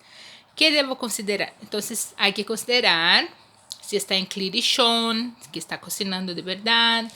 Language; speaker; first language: Spanish; non-native, fluent; Portuguese